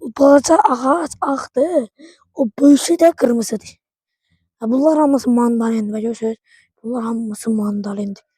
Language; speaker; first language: Azerbaijani; non-native, local second language; Talysh